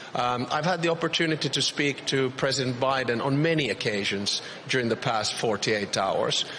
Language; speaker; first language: English; non-native, fluent; Finnish